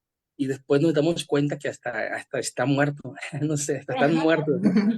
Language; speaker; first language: Spanish; native; Spanish